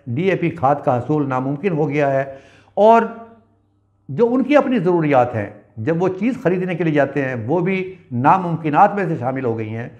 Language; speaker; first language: Urdu; non-native, local second language; Punjabi